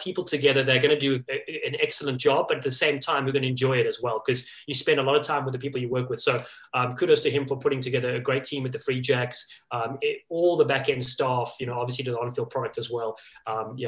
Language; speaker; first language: English; native; English